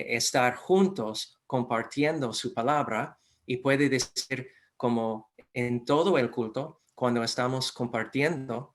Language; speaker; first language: Spanish; non-native, fluent; English